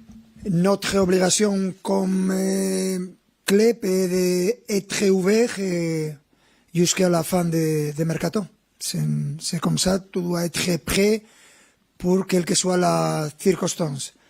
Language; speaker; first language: French; non-native, fluent; Spanish